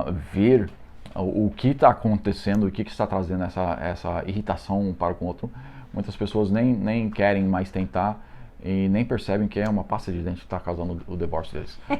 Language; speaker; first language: Portuguese; non-native, fluent; English